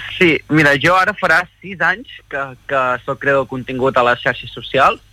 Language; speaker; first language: Catalan; early bilingual, other home language; Chinese